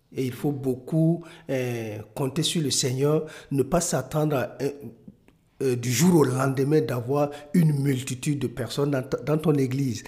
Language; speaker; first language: French; non-native, local second language; Mossi